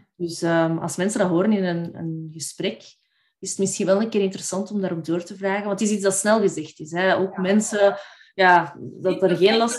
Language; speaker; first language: Dutch; native; Dutch